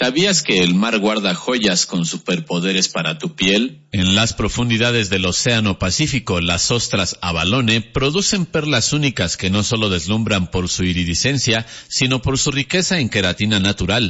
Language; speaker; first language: Spanish; native; Spanish